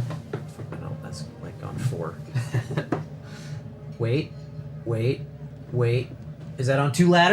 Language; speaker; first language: English; native; English